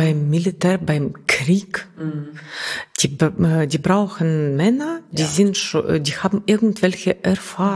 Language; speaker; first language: German; non-native, fluent; Russian